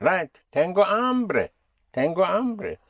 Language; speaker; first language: Spanish; non-native, fluent; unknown